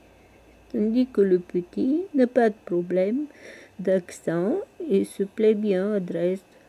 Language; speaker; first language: French; non-native, fluent; Russian